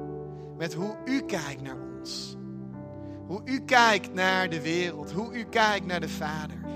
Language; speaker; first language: Dutch; native; Dutch